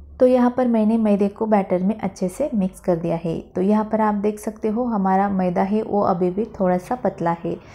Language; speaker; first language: Hindi; non-native, local second language; Marathi